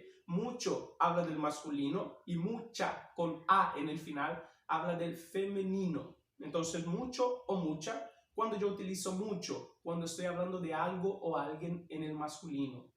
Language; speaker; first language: Spanish; non-native, fluent; Portuguese